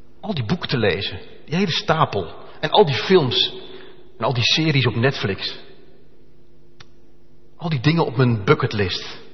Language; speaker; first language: Dutch; native; Dutch